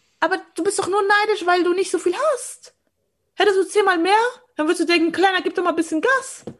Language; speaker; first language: German; early bilingual, other home language; Polish